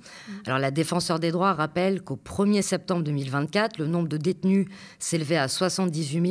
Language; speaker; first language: French; native; French